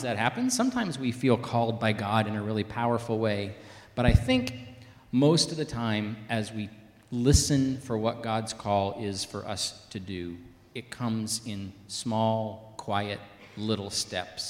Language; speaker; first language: English; native; English